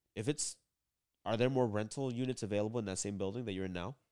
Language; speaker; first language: English; early bilingual, other home language; Vietnamese